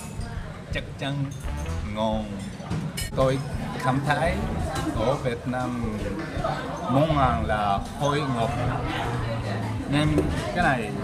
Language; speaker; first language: Vietnamese; non-native, learner; Japanese